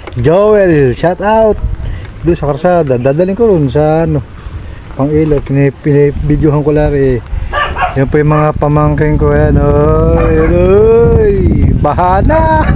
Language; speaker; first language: Filipino; native; Filipino